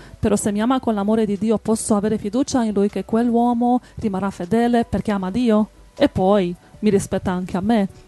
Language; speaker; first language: Italian; native; Italian